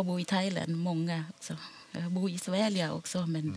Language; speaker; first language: Swedish; non-native, learner; Thai